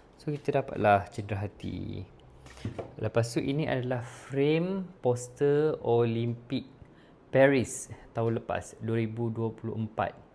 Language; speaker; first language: Malay; native; Malay